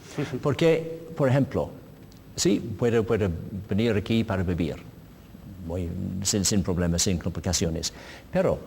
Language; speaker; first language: Spanish; non-native, learner; English